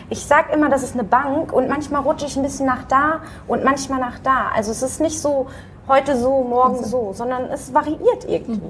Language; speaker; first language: German; native; German